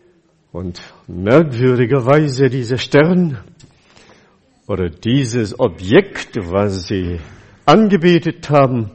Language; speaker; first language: German; non-native, fluent; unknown